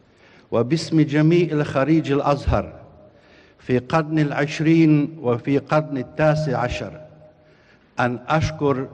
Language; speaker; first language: Arabic; non-native, fluent; Bosnian